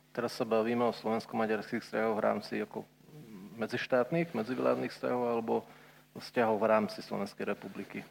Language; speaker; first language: Slovak; non-native, local second language; Hungarian